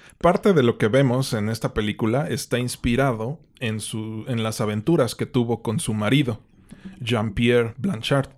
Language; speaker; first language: Spanish; native; Spanish